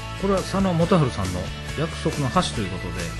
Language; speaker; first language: Japanese; native; Japanese